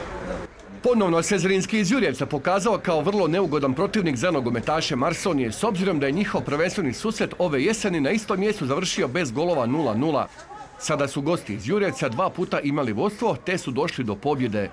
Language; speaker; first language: Serbian; native; Serbian